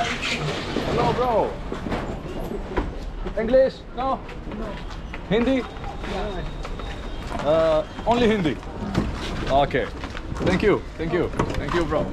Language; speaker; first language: English; non-native, learner; Arabic